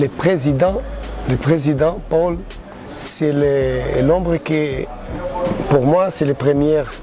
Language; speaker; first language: French; non-native, learner; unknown